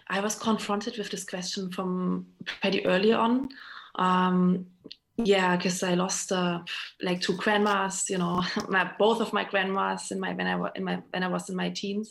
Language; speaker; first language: English; non-native, fluent; German